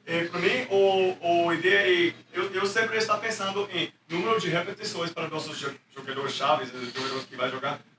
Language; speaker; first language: Portuguese; non-native, learner; English